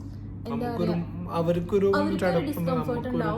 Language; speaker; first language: Malayalam; native; Malayalam